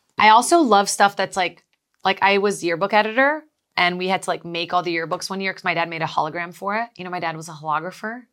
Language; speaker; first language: English; early bilingual, other home language; Portuguese